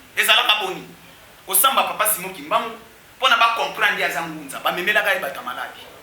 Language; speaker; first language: Lingala; non-native, local second language; Kongo